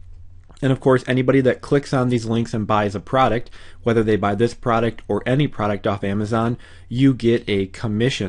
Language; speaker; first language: English; native; English